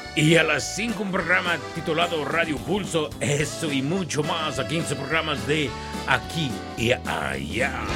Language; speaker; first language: Spanish; early bilingual, heritage; Spanish